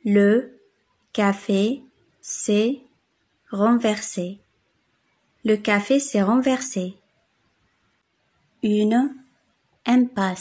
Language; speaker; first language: French; non-native, fluent; Arabic